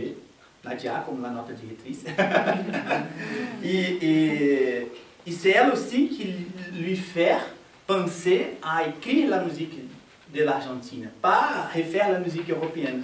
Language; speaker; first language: French; non-native, fluent; Portuguese